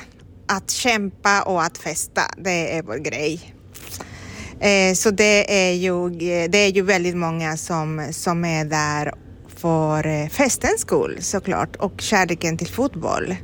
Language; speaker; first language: Swedish; non-native, fluent; Spanish